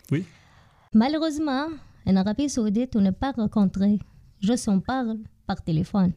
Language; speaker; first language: French; non-native, learner; Arabic